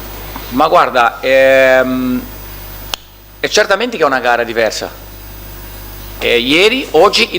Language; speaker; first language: Italian; non-native, fluent; Portuguese